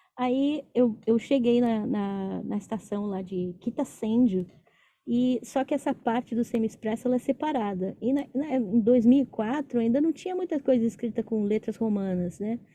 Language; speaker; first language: Portuguese; native; Portuguese